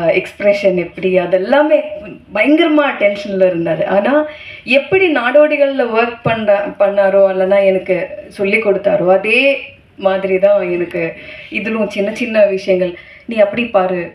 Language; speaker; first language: Tamil; non-native, fluent; Malayalam